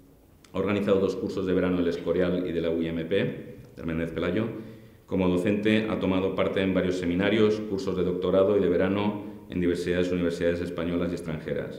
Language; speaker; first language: Spanish; native; Spanish